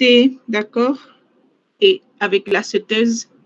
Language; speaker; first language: French; non-native, fluent; Spanish